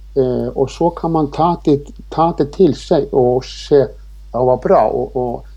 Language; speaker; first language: Swedish; non-native, fluent; Icelandic